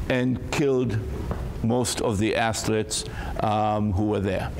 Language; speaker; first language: English; non-native, fluent; Hebrew